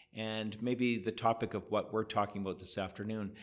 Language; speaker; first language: English; native; English